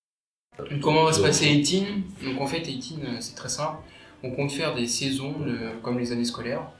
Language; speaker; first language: French; native; French